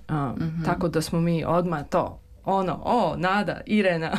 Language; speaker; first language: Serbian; early bilingual, heritage; Serbian